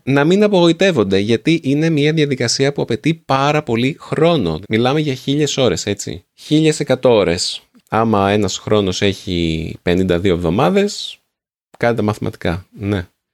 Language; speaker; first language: Greek; native; Greek